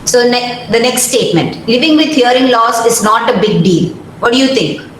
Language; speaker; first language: English; non-native, local second language; Malayalam